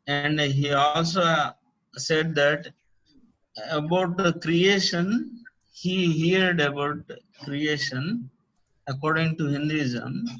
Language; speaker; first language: English; non-native, local second language; Telugu